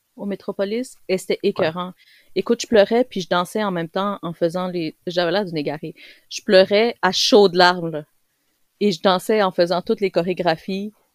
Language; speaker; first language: French; early bilingual, other home language; Spanish